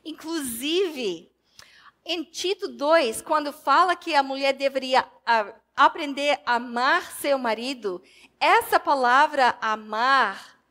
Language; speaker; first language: Portuguese; non-native, fluent; English